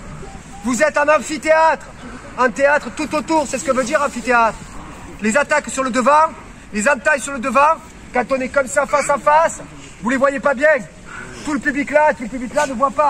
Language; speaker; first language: French; native; French